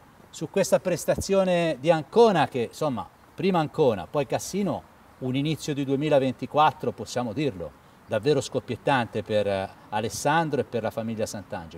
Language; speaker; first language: Italian; native; Italian